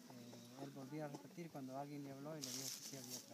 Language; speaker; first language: Spanish; native; Spanish